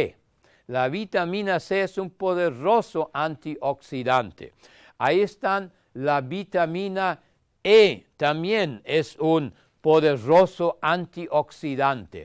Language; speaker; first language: Spanish; non-native, fluent; German